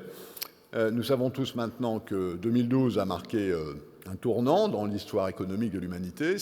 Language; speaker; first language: French; native; French